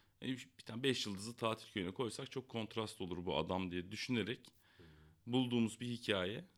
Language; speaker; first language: Turkish; native; Turkish